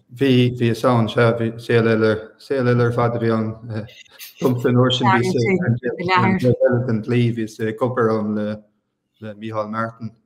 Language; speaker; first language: Irish; native; Irish